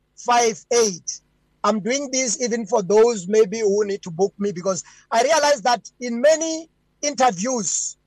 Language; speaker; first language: English; non-native, local second language; Venda